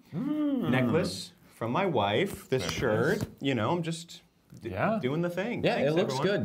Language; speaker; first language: English; native; English